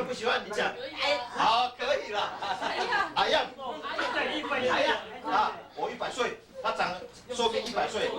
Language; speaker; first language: Chinese; non-native, local second language; Amis